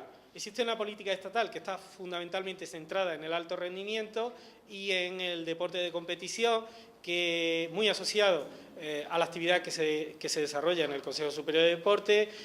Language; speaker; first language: Spanish; native; Spanish